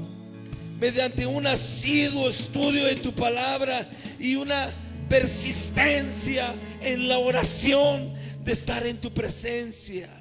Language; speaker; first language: Spanish; native; Spanish